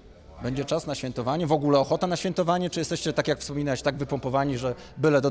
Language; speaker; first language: Polish; native; Polish